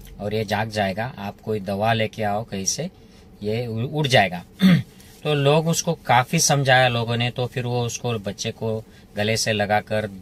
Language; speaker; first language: Hindi; non-native, local second language; Marathi